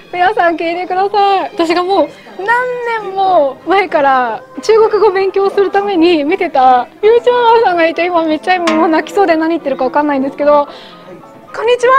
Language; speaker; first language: Japanese; native; Japanese